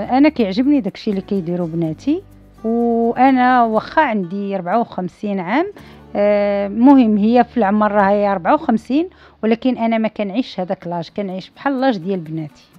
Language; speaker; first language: Arabic; native; Arabic